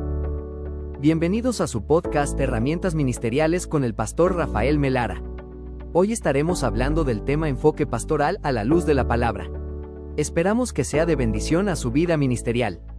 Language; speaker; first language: Spanish; native; Spanish